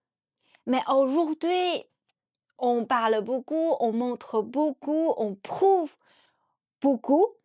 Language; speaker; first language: French; non-native, fluent; Chinese